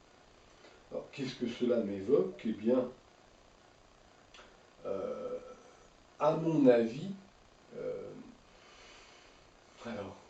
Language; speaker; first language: French; native; French